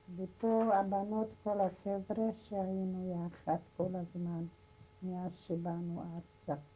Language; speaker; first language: Hebrew; non-native, fluent; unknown